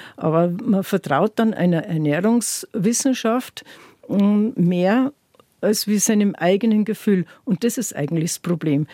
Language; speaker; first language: German; native; German